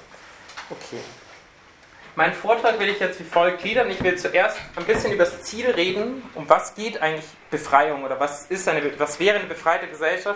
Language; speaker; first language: German; native; German